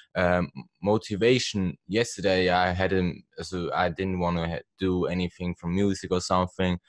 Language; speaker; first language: English; non-native, learner; Swiss German